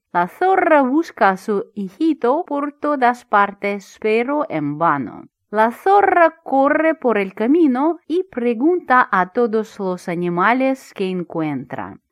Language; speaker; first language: Spanish; non-native, fluent; Russian